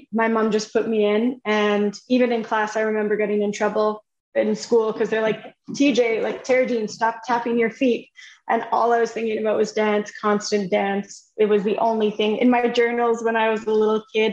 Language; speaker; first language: English; native; English